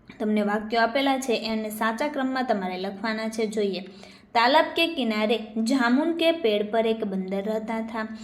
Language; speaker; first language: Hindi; non-native, local second language; Gujarati